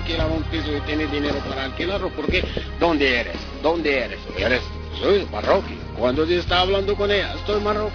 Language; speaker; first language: Spanish; non-native, learner; Arabic